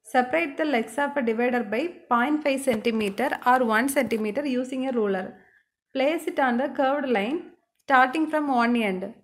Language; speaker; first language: English; non-native, local second language; Tamil